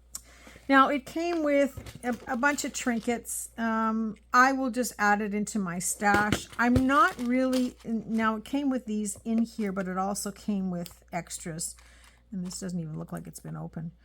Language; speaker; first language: English; native; English